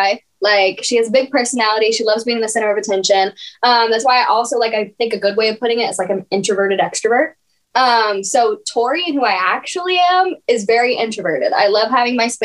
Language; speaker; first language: English; native; English